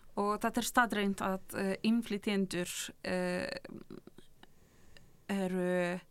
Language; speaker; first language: Icelandic; non-native, fluent; Polish